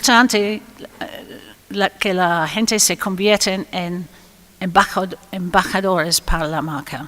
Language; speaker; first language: Spanish; non-native, fluent; English